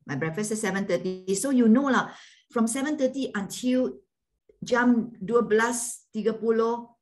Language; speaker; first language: English; non-native, fluent; Malay